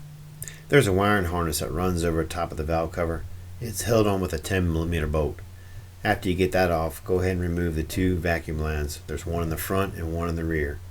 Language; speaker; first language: English; native; English